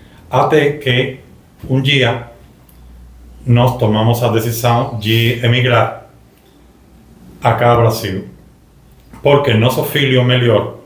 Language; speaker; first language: Portuguese; non-native, learner; Spanish